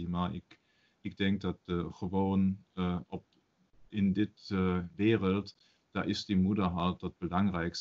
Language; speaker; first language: Dutch; non-native, learner; German